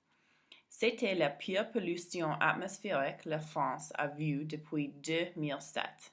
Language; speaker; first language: French; non-native, learner; English